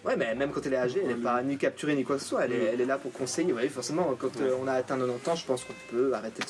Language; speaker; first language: French; native; French